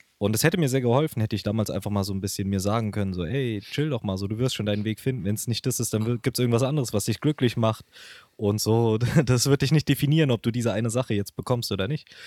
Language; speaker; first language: German; early bilingual, other home language; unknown